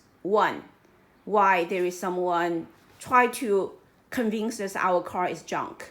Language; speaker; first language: English; non-native, fluent; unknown